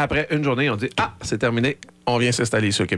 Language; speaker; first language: French; native; French